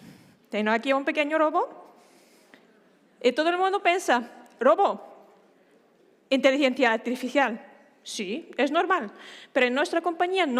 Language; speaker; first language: Spanish; non-native, fluent; Danish